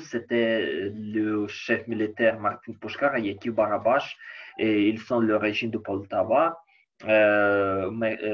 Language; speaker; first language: French; non-native, learner; Ukrainian